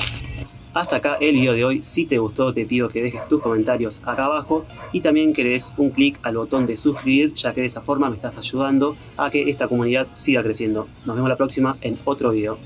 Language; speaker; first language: Spanish; native; Spanish